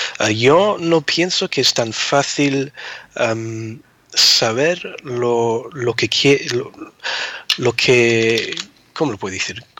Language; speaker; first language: Spanish; early bilingual, heritage; Spanish